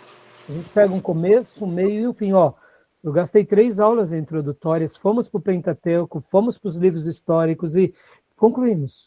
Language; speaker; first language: Portuguese; native; Portuguese